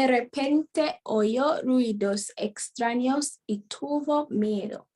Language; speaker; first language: Spanish; non-native, fluent; English